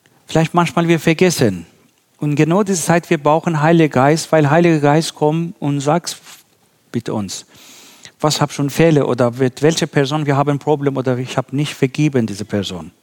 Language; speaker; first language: German; non-native, learner; Persian